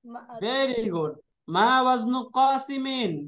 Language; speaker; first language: Arabic; non-native, fluent; Bangla